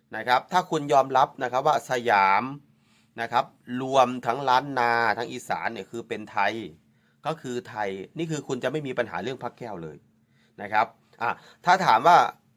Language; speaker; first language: Thai; native; Thai